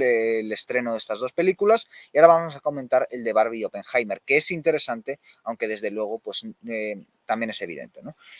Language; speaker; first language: Spanish; native; Spanish